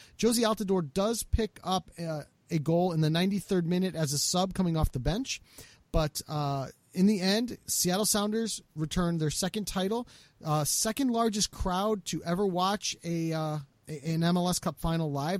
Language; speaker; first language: English; native; English